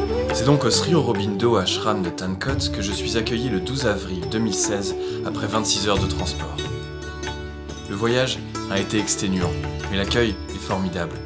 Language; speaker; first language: French; native; French